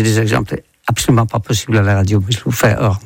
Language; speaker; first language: French; non-native, fluent; Dutch